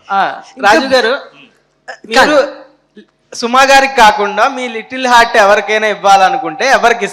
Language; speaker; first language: Telugu; native; Telugu